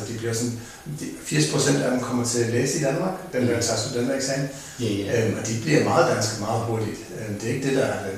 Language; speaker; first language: Danish; native; Danish